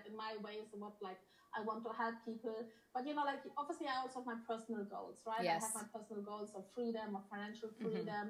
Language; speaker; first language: English; early bilingual, other home language; Polish